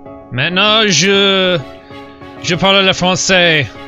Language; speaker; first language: French; non-native, learner; English